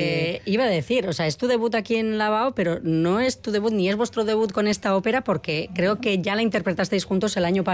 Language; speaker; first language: Spanish; native; Spanish